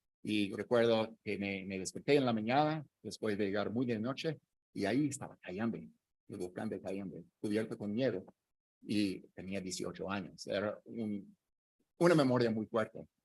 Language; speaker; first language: Spanish; non-native, fluent; English